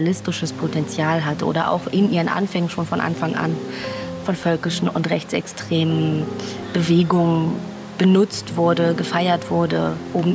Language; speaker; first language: German; native; German